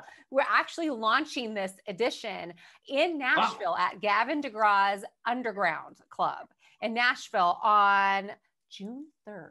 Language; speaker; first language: English; native; English